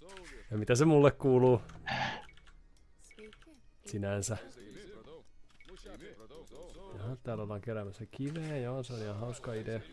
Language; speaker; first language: Finnish; native; Finnish